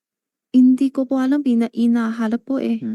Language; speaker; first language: Filipino; non-native, local second language; Chinese